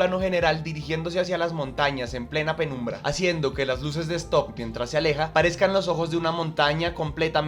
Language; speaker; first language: Spanish; native; Spanish